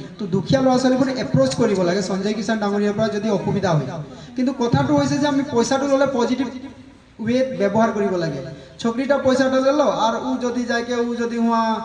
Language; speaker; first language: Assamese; non-native, local second language; Sadri